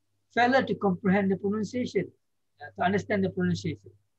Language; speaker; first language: English; non-native, fluent; Indonesian